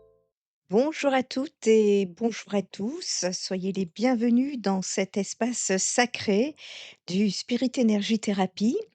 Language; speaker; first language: French; native; French